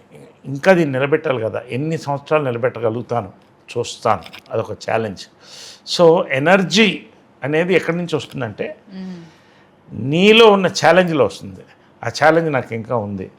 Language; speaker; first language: Telugu; native; Telugu